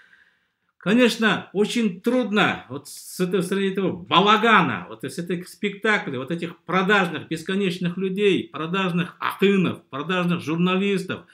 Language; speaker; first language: Russian; native; Russian